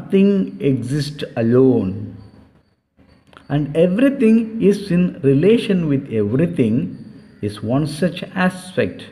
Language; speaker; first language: English; non-native, local second language; Tamil